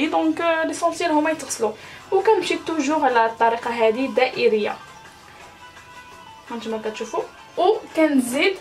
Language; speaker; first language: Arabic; native; Arabic